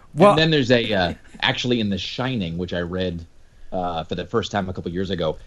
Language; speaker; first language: English; native; English